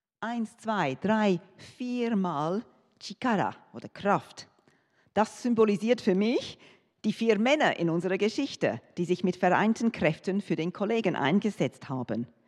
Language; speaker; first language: German; non-native, fluent; English